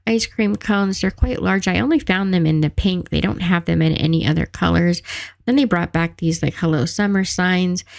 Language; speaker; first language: English; native; English